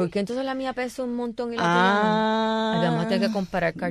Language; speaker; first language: Spanish; native; Spanish